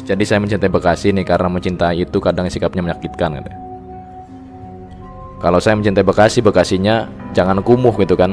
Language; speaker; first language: Indonesian; native; Indonesian